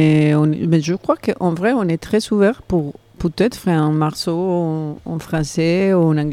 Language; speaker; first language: French; non-native, fluent; Spanish